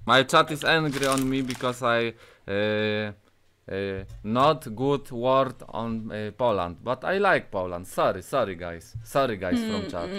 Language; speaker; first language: English; non-native, learner; Polish